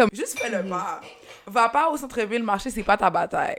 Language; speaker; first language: French; early bilingual, heritage; French